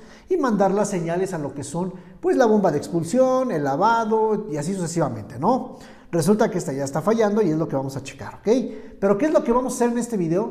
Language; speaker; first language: Spanish; native; Spanish